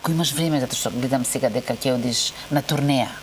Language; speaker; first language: Macedonian; native; Macedonian